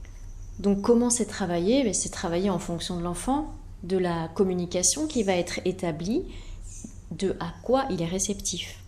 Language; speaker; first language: French; native; French